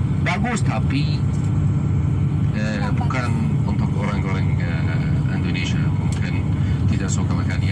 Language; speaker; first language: Indonesian; non-native, learner; Arabic